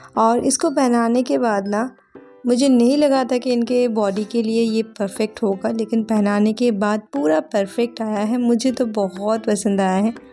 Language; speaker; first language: Hindi; native; Hindi